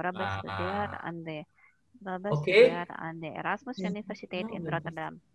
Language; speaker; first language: Dutch; non-native, learner; Indonesian